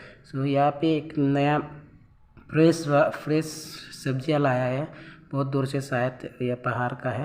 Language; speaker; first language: Hindi; non-native, local second language; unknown